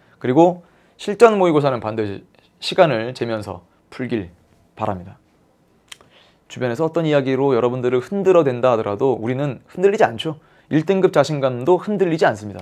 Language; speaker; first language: Korean; native; Korean